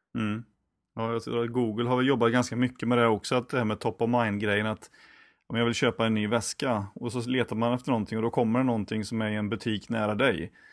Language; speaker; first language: Swedish; native; Swedish